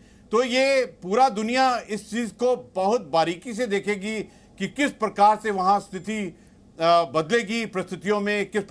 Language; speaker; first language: Hindi; native; Hindi